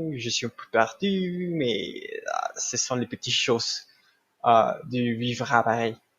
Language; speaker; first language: French; non-native, learner; Spanish